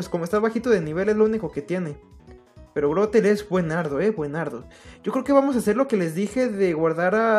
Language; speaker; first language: Spanish; native; Spanish